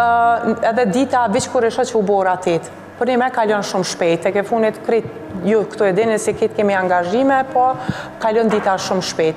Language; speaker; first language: Albanian; native; Albanian